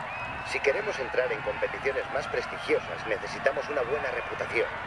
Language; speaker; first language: Spanish; native; Spanish